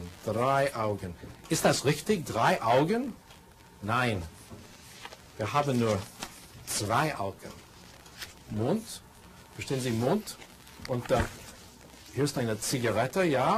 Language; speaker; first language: German; non-native, fluent; English